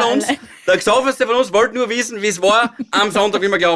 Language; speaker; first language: German; native; German